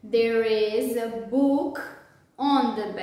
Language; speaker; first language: English; non-native, fluent; Portuguese